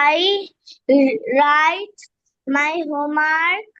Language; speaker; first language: English; non-native, learner; Bangla